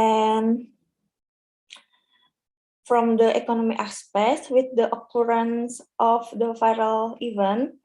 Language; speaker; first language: English; non-native, learner; Indonesian